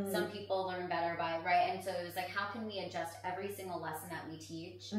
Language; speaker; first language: English; native; English